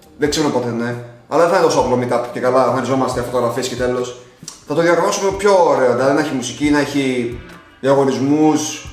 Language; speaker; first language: Greek; early bilingual, other home language; Russian